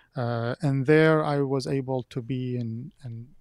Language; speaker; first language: English; non-native, fluent; Arabic